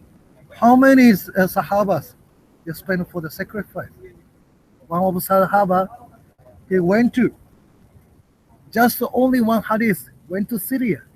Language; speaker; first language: English; non-native, learner; Japanese